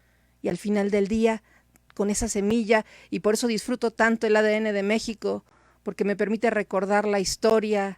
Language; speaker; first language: Spanish; native; Spanish